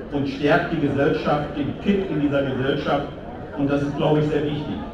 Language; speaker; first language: German; native; German